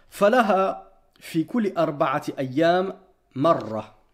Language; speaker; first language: Arabic; non-native, fluent; French